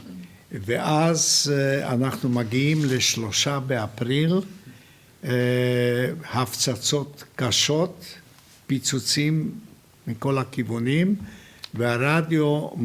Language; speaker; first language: Hebrew; non-native, fluent; Hungarian